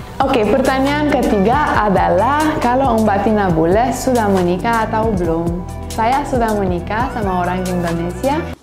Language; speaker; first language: Indonesian; non-native, learner; Romanian